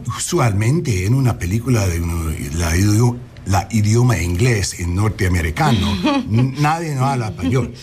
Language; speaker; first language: Spanish; early bilingual, heritage; English